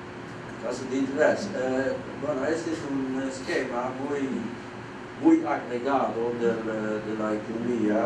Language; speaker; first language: Spanish; non-native, fluent; Dutch